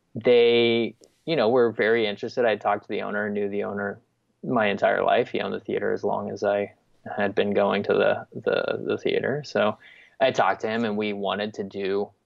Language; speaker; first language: English; native; English